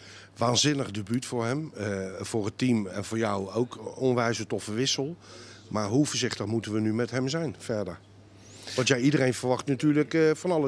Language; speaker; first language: Dutch; native; Dutch